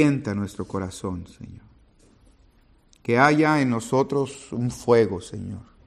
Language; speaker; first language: Spanish; native; Spanish